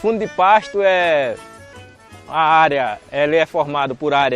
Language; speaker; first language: Portuguese; native; Portuguese